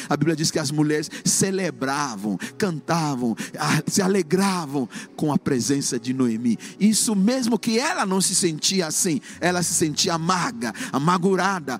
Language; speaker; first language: Portuguese; non-native, fluent; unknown